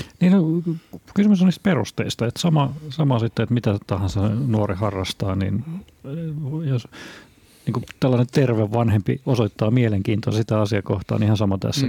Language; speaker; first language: Finnish; native; Finnish